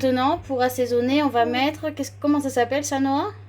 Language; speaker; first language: French; native; French